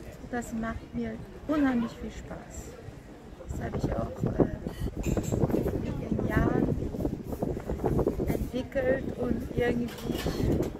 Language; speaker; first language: German; non-native, fluent; French